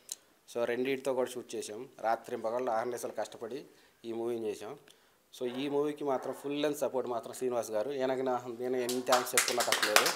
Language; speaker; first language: Telugu; native; Telugu